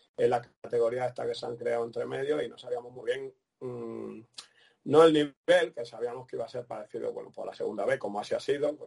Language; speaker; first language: Spanish; non-native, fluent; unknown